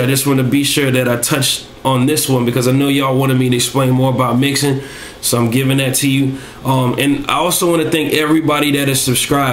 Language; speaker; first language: English; native; English